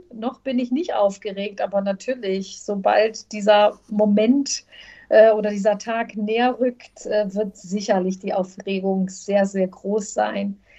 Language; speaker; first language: German; early bilingual, other home language; Bosnian